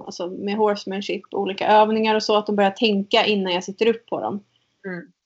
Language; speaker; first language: Swedish; native; Swedish